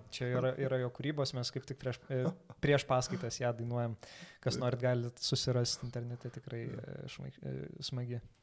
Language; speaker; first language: Lithuanian; native; Lithuanian